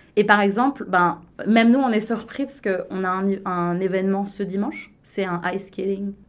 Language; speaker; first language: French; native; French